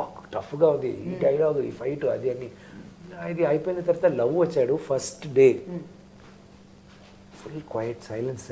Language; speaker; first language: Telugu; non-native, learner; Tamil